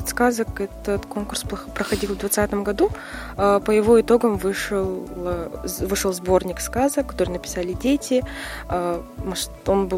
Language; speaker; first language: Russian; non-native, local second language; Yakut